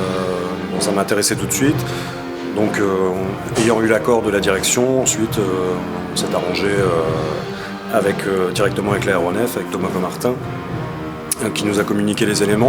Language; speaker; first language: French; native; French